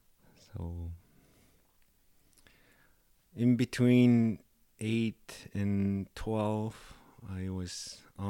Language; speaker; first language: English; native; English